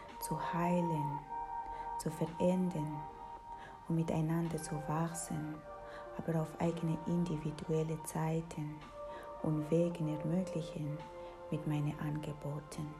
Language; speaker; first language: German; non-native, fluent; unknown